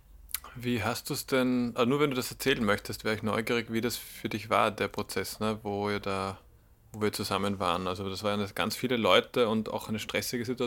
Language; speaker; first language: German; native; German